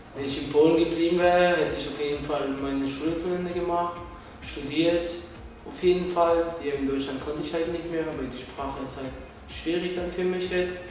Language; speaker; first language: German; non-native, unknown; Polish